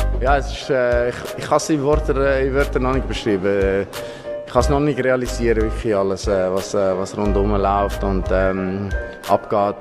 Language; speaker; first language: German; native; German